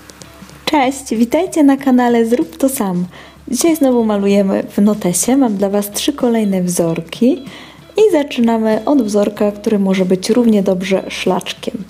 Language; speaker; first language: Polish; native; Polish